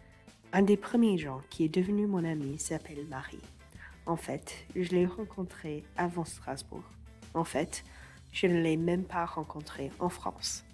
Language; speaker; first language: French; non-native, fluent; English